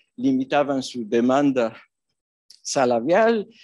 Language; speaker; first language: Spanish; non-native, fluent; Polish